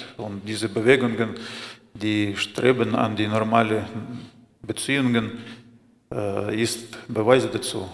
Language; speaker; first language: German; non-native, fluent; Russian